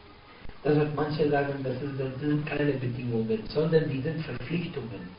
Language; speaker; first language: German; non-native, fluent; Arabic